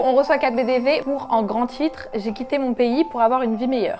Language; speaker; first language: French; early bilingual, other home language; Arabic